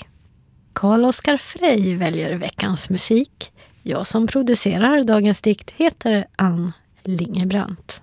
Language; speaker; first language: Swedish; native; Swedish